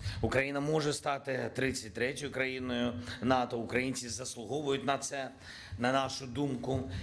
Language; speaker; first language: Ukrainian; non-native, local second language; Russian